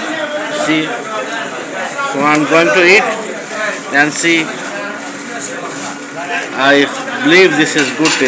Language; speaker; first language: English; non-native, fluent; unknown